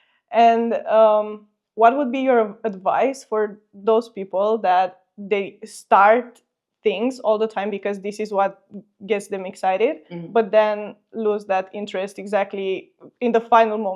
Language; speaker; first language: English; non-native, fluent; Romanian